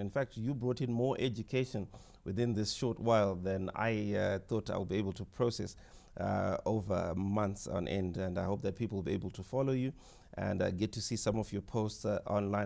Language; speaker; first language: English; non-native, local second language; Shona